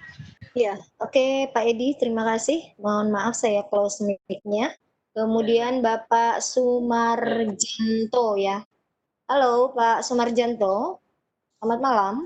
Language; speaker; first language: Indonesian; native; Indonesian